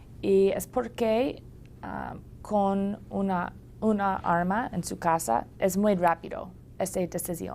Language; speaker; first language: Spanish; non-native, learner; English